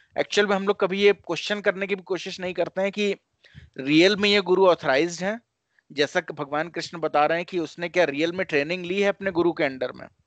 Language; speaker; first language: Hindi; native; Hindi